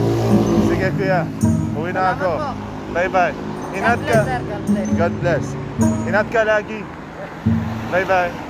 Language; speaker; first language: Filipino; non-native, fluent; Arabic